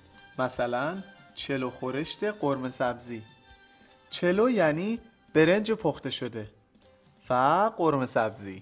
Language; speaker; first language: Persian; non-native, fluent; Arabic